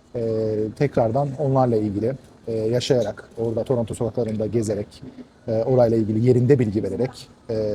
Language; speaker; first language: Turkish; non-native, fluent; Persian